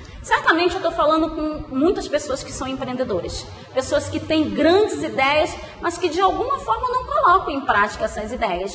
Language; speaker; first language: Portuguese; native; Portuguese